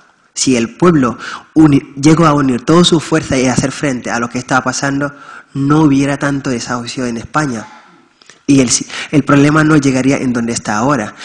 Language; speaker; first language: Spanish; non-native, fluent; Wolof